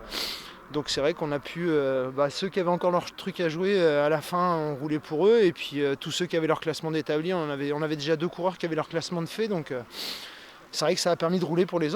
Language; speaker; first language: French; native; French